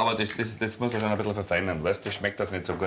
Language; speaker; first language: German; native; German